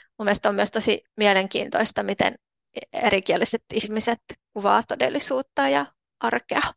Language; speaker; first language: Finnish; non-native, fluent; Russian